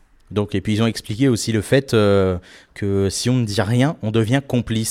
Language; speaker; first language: French; native; French